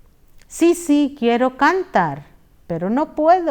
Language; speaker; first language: Spanish; non-native, fluent; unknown